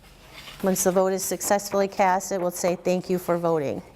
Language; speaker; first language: English; native; English